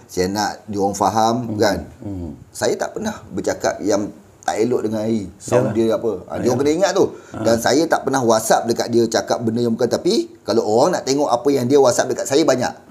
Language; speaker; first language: Malay; native; Malay